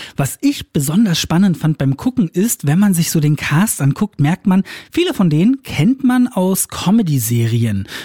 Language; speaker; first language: German; native; German